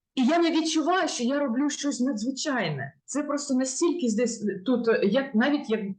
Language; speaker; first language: Ukrainian; native; Ukrainian